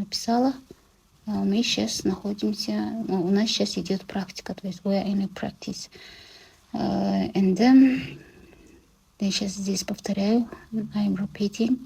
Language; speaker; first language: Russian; non-native, local second language; Kazakh